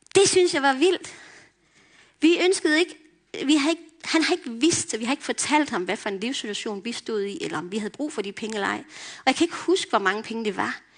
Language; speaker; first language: Danish; native; Danish